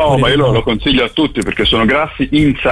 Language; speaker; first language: Italian; native; Italian